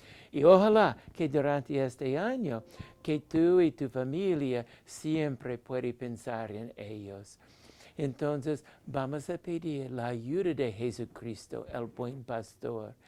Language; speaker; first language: Spanish; non-native, fluent; English